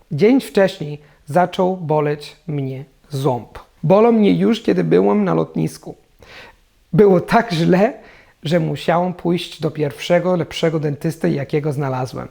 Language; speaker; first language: Polish; non-native, fluent; Italian